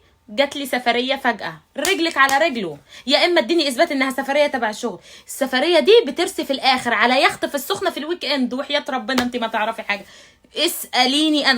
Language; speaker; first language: Arabic; native; Arabic